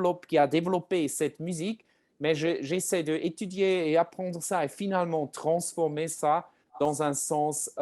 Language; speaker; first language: French; non-native, learner; German